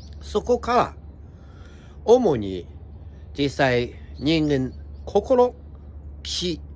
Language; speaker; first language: Japanese; non-native, fluent; Chinese